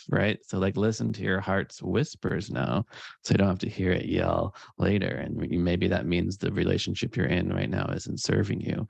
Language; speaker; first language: English; native; English